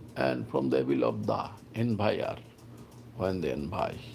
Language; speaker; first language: English; non-native, local second language; Bangla